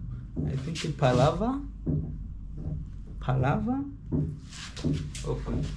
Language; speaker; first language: English; non-native, fluent; Rundi